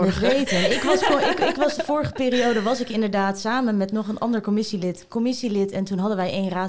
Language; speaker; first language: Dutch; native; Dutch